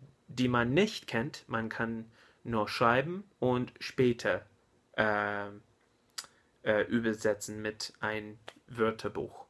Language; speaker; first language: German; non-native, learner; English